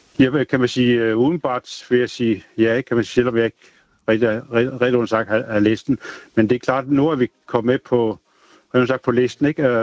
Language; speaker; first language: Danish; non-native, local second language; Kalaallisut